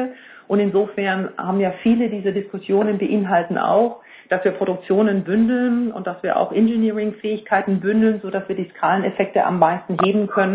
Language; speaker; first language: German; native; German